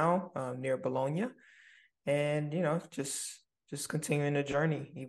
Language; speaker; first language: English; native; English